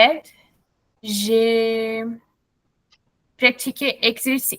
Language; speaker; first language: French; non-native, learner; Portuguese